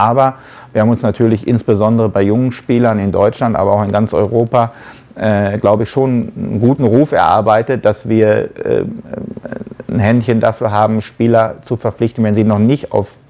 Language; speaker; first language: German; native; German